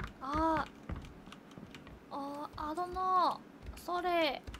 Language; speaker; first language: English; non-native, learner; Korean